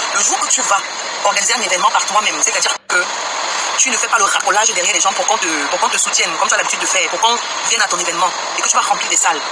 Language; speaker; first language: French; non-native, local second language; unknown